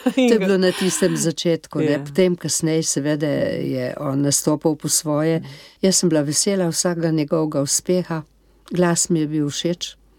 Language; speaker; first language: Slovenian; native; Slovenian